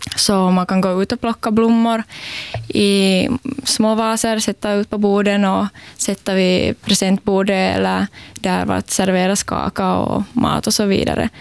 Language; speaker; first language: Swedish; native; Swedish